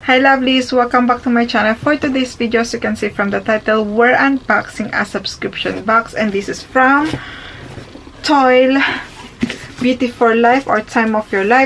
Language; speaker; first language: English; non-native, fluent; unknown